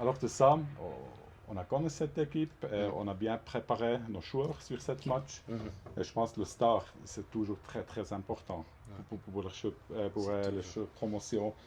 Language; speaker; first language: French; non-native, local second language; German